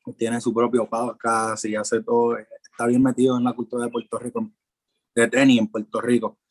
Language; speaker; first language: Spanish; early bilingual, heritage; Spanish